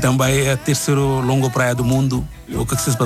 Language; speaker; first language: Portuguese; non-native, learner; Bangla